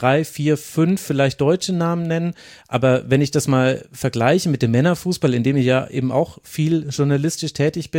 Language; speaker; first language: German; native; German